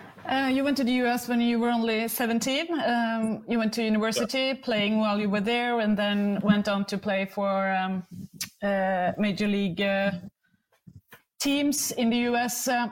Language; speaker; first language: English; non-native, fluent; Norwegian